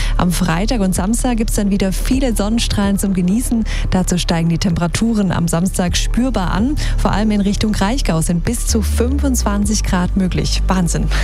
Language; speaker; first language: German; native; German